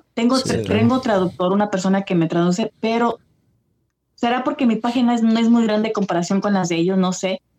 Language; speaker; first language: Spanish; early bilingual, heritage; Spanish